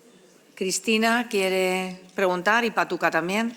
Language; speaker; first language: Spanish; native; Spanish